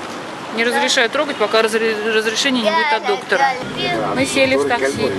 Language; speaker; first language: Russian; native; Russian